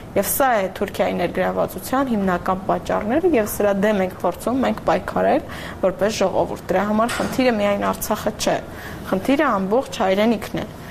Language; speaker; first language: Armenian; native; Armenian